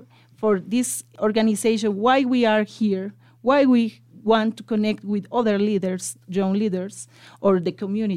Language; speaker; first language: English; non-native, local second language; Spanish